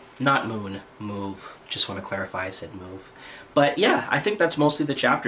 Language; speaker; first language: English; native; English